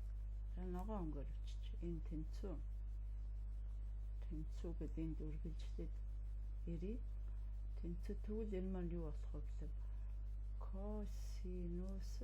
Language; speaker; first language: Mongolian; native; Mongolian